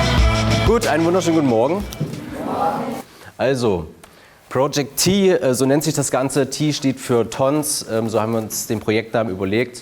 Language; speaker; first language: German; native; German